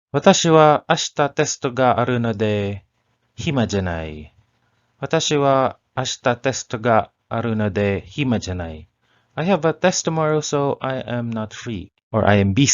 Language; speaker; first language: Japanese; non-native, learner; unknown